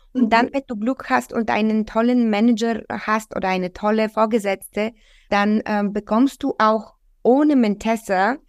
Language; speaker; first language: German; non-native, fluent; Bulgarian